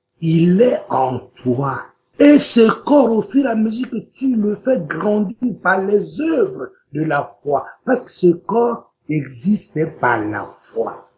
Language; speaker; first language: French; non-native, local second language; Lingala